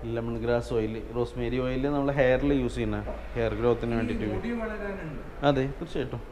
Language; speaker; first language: Malayalam; native; Malayalam